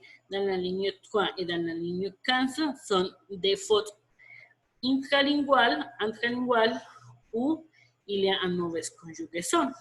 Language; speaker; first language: French; non-native, fluent; Spanish